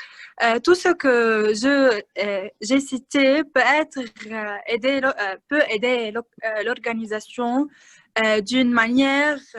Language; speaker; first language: French; non-native, learner; Arabic